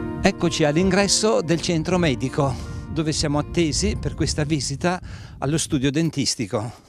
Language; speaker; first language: Italian; native; Italian